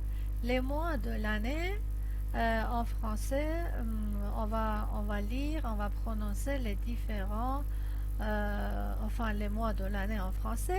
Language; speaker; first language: French; non-native, fluent; Persian